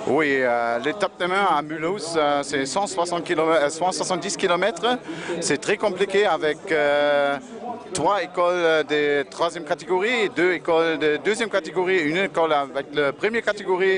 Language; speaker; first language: French; non-native, learner; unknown